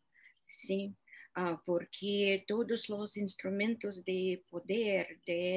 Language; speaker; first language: Spanish; non-native, fluent; Russian